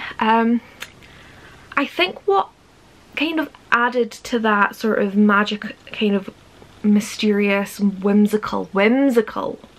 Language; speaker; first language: English; native; English